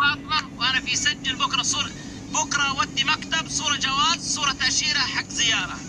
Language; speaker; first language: Arabic; native; Arabic